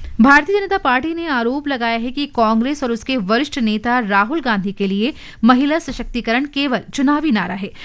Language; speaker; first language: Hindi; native; Hindi